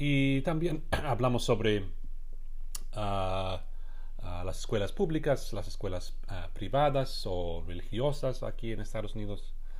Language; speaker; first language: Spanish; non-native, fluent; English